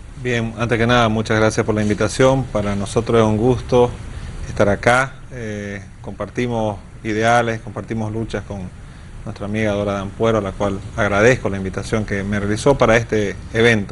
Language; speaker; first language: Spanish; native; Spanish